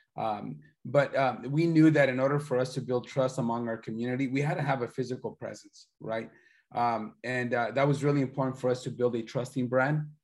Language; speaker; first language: English; early bilingual, other home language; Spanish